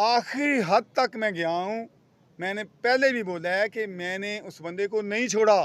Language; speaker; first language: Urdu; non-native, local second language; Punjabi